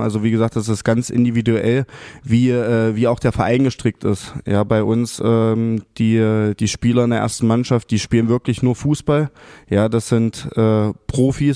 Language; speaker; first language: German; native; German